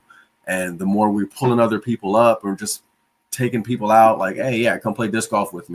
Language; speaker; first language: English; native; English